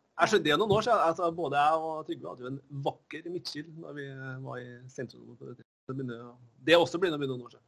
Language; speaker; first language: Norwegian; native; Norwegian